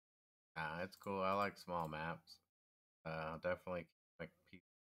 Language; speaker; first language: English; native; English